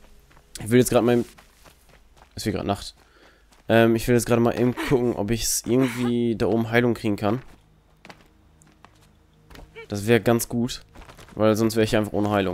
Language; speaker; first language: German; native; German